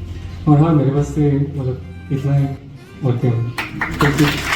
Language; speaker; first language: Hindi; non-native, local second language; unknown